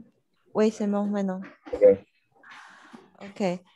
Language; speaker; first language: French; non-native, learner; Chinese